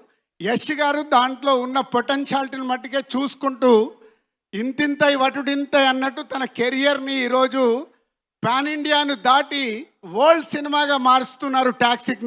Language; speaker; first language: Telugu; native; Telugu